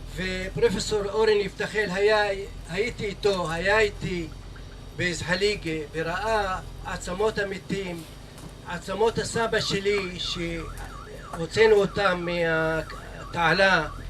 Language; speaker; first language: Hebrew; non-native, local second language; Arabic